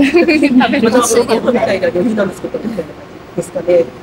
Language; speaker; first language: Japanese; non-native, fluent; Chinese